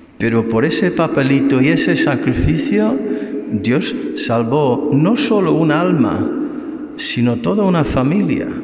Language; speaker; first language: Spanish; non-native, fluent; English